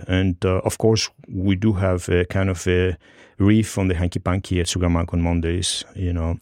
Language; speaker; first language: English; non-native, fluent; Greek